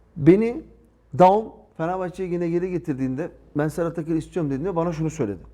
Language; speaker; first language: Turkish; early bilingual, heritage; Turkish